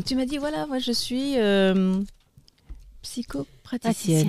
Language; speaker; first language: French; native; French